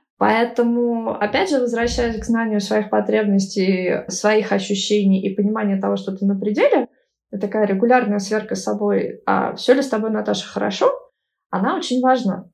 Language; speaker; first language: Russian; native; Russian